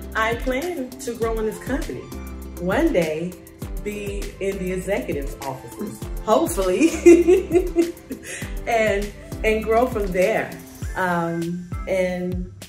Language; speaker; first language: English; native; English